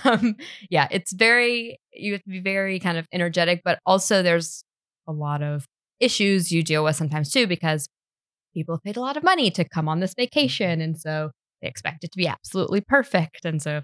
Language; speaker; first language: English; native; English